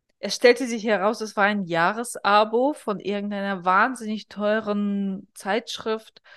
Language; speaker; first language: German; non-native, fluent; Russian